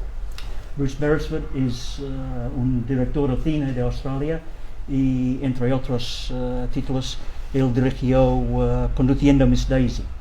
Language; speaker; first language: Spanish; non-native, learner; English